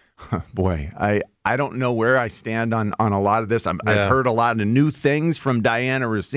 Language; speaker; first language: English; native; English